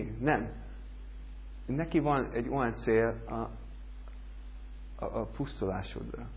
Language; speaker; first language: Hungarian; non-native, learner; English